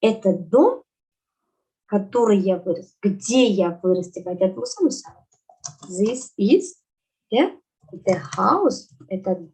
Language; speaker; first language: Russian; non-native, local second language; Kazakh